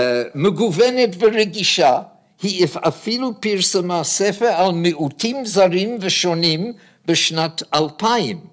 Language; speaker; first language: Hebrew; non-native, fluent; English